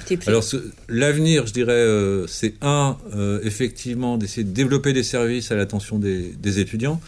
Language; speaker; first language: French; native; French